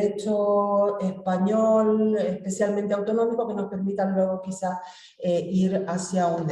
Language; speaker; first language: Spanish; native; Spanish